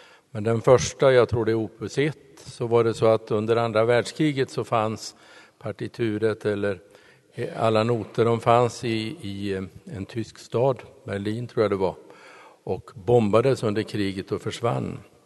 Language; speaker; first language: Swedish; native; Swedish